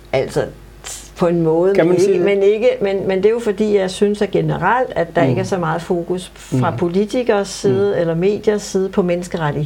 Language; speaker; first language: Danish; native; Danish